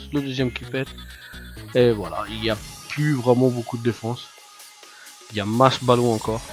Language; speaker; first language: French; native; French